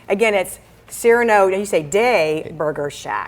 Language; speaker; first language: English; native; English